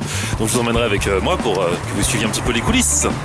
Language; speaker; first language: French; native; French